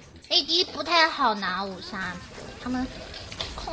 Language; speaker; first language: Chinese; native; Chinese